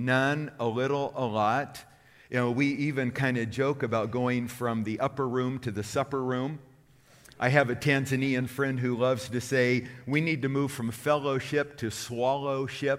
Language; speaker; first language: English; native; English